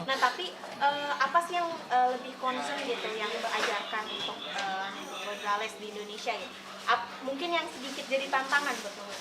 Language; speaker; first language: Indonesian; native; Indonesian